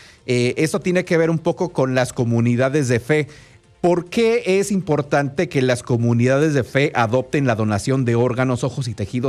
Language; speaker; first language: Spanish; native; Spanish